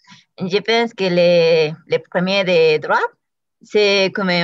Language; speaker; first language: French; non-native, learner; Spanish